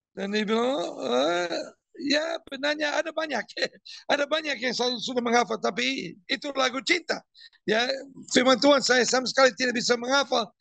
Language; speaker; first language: Indonesian; non-native, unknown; English